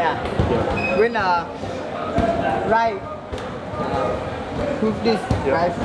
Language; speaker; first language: English; non-native, learner; Thai